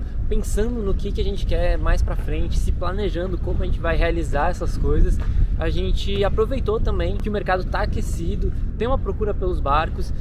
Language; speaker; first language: Portuguese; native; Portuguese